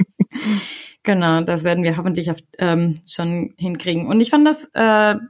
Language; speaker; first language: German; non-native, fluent; Spanish